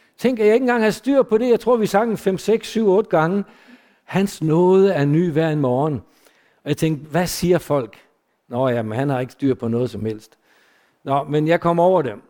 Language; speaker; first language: Danish; early bilingual, other home language; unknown